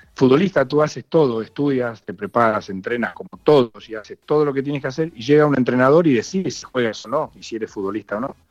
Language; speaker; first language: Spanish; native; Spanish